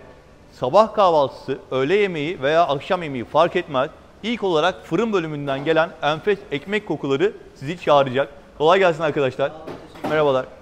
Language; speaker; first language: Turkish; native; Turkish